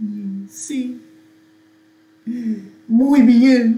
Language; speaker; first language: Spanish; non-native, learner; English